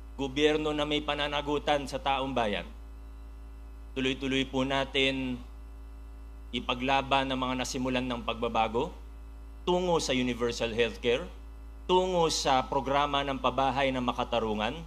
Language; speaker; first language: Filipino; native; Filipino